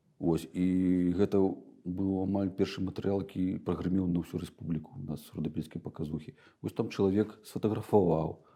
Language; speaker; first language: Belarusian; native; Belarusian